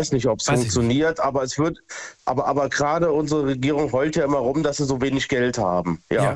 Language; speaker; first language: German; native; German